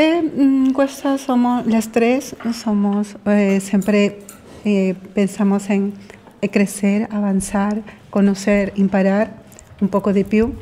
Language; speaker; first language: Italian; non-native, learner; Spanish